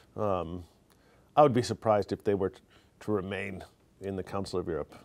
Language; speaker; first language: English; native; English